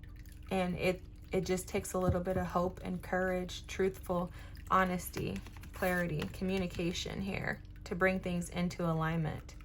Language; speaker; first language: English; native; English